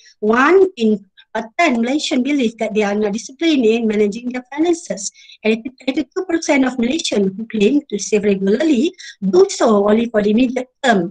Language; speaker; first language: English; non-native, local second language; Malay